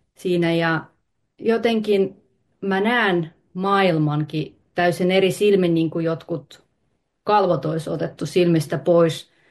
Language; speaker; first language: Finnish; early bilingual, other home language; Russian